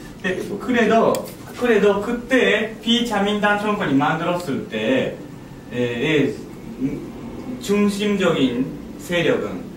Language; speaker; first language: Korean; non-native, learner; Japanese